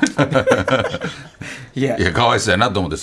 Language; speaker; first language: Japanese; native; Japanese